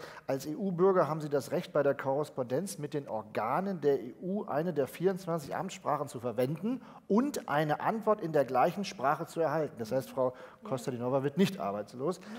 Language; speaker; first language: German; native; German